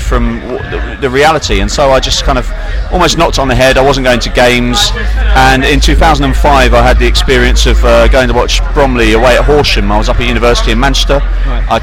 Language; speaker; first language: English; native; English